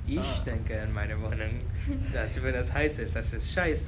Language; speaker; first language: German; non-native, learner; English